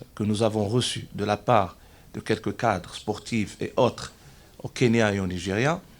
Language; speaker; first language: French; non-native, local second language; Arabic